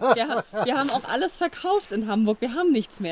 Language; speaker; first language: German; native; German